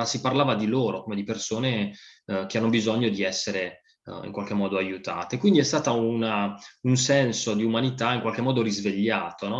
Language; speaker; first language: Italian; native; Italian